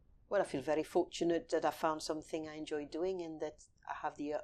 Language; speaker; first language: English; early bilingual, other home language; French